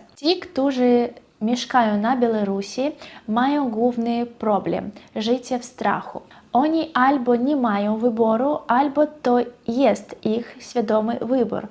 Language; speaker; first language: Polish; non-native, fluent; Russian